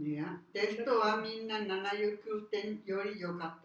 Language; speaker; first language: Japanese; non-native, learner; Spanish